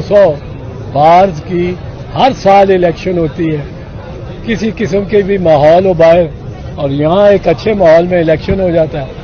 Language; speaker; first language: Urdu; native; Urdu